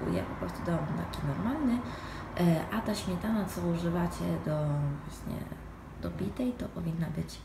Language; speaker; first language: Polish; non-native, fluent; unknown